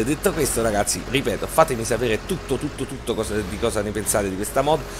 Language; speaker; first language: Italian; native; Italian